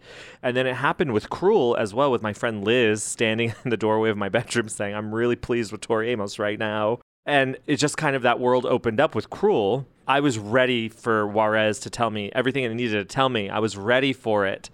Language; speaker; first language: English; early bilingual, other home language; Spanish